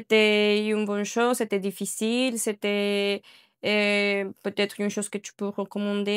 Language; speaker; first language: French; non-native, learner; Spanish